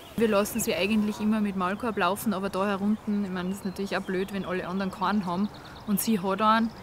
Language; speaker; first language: German; native; German